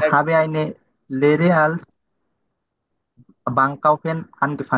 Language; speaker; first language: German; non-native, learner; Bangla